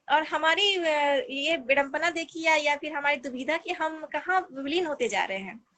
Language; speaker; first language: Hindi; non-native, local second language; Bangla